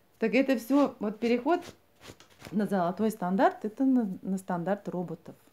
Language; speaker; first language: Russian; non-native, local second language; Latvian